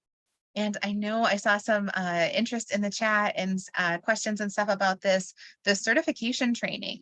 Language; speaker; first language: English; native; English